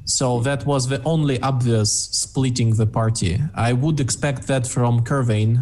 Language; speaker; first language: English; non-native, fluent; Russian